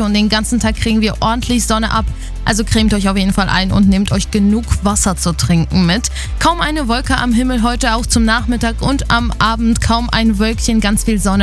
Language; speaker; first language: German; native; German